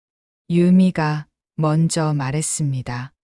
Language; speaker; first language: Korean; native; Korean